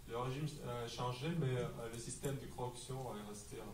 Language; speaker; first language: French; non-native, fluent; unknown